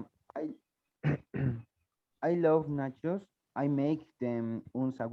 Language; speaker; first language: English; non-native, learner; Spanish